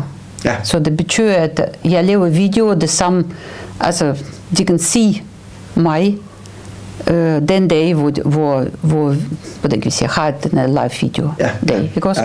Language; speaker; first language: Danish; non-native, fluent; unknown